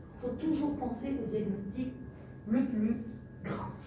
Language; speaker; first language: French; non-native, local second language; Arabic